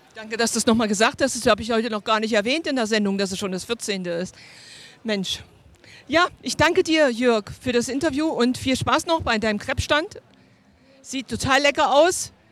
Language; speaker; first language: German; native; German